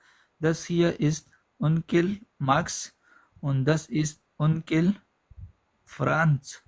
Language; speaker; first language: German; non-native, learner; Pashto